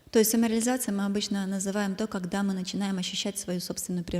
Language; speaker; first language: Russian; native; Russian